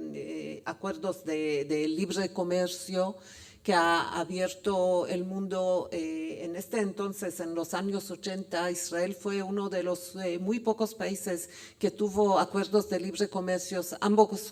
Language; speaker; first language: Spanish; non-native, fluent; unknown